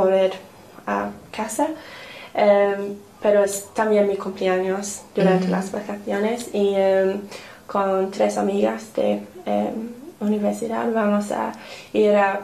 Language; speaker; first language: Spanish; non-native, learner; English